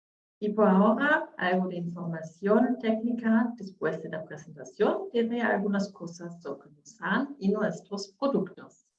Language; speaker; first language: Spanish; non-native, learner; German